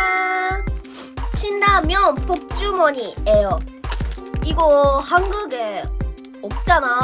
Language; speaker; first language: Korean; non-native, learner; Japanese